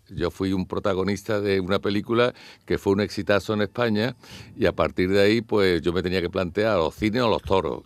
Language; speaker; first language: Spanish; native; Spanish